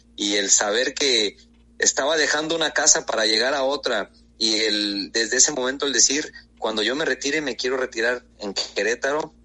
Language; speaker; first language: Spanish; native; Spanish